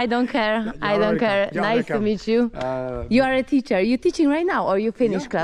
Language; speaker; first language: English; non-native, learner; Polish